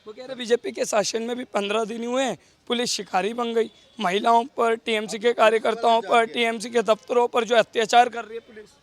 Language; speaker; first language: Hindi; native; Hindi